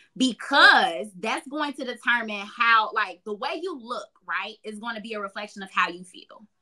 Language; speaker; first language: English; native; English